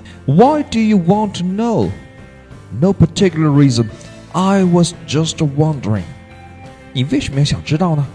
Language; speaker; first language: English; non-native, fluent; Chinese